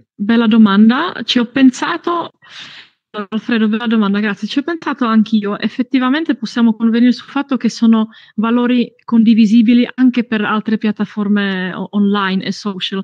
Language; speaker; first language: Italian; non-native, fluent; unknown